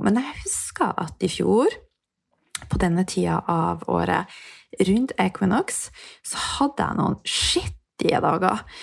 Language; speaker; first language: Norwegian; native; Norwegian